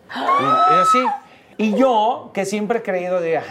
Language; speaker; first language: Spanish; native; Spanish